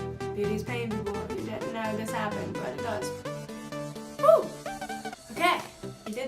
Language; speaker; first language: English; native; English